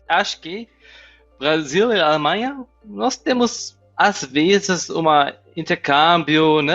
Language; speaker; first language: Portuguese; non-native, fluent; German